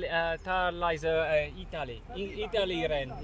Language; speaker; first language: Chinese; non-native, learner; English